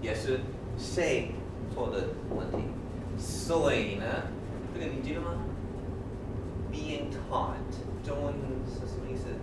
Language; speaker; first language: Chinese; non-native, fluent; English